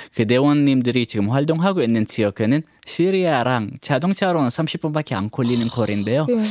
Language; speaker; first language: Korean; non-native, fluent; Arabic